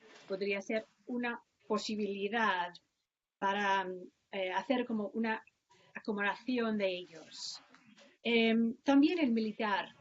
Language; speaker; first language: Spanish; non-native, fluent; English